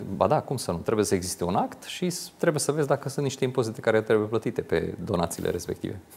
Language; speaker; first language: Romanian; non-native, local second language; Hungarian